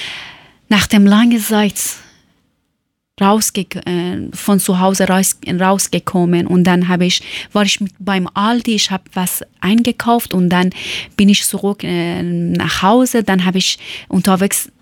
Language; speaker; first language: German; non-native, fluent; Persian